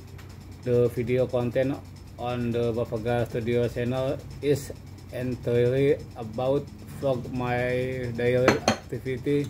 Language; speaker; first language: English; non-native, learner; Indonesian